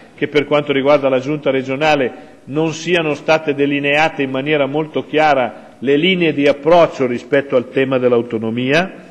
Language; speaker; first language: Italian; native; Italian